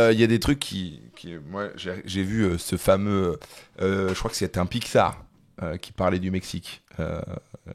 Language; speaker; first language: French; native; French